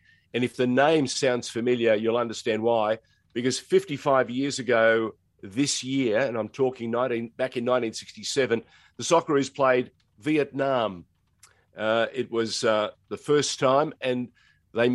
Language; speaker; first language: English; native; English